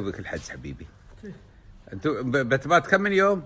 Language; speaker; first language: Arabic; native; Arabic